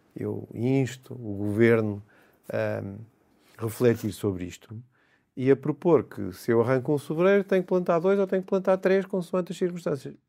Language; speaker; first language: Portuguese; native; Portuguese